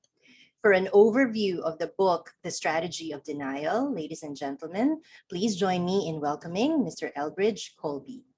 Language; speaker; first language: English; non-native, local second language; Filipino